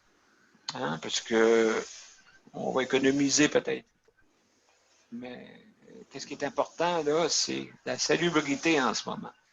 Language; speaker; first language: French; native; French